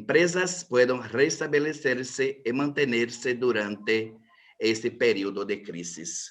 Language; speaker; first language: Spanish; non-native, fluent; Portuguese